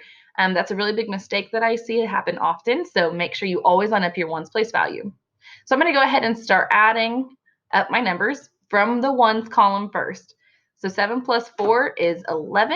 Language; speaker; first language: English; native; English